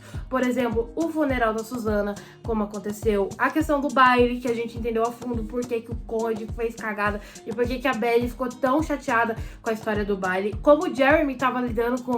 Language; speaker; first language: Portuguese; native; Portuguese